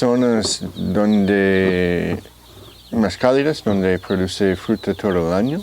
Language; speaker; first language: Spanish; non-native, fluent; English